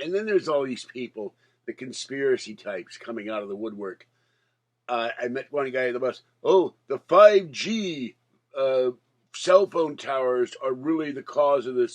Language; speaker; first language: English; native; English